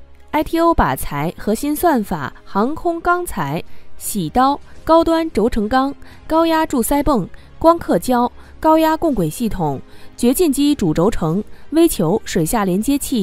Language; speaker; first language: Chinese; native; Chinese